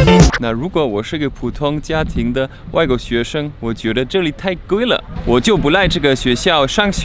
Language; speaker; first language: Chinese; non-native, fluent; German